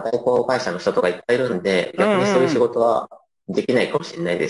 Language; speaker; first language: Japanese; native; Japanese